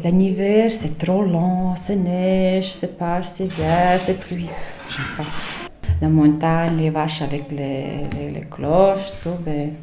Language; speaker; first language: French; non-native, fluent; Latvian